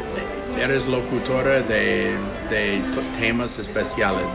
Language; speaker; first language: Spanish; non-native, fluent; English